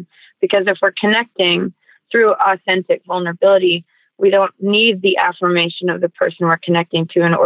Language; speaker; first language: English; native; English